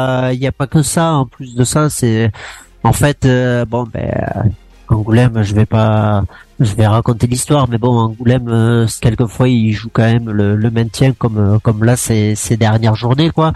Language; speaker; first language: French; native; French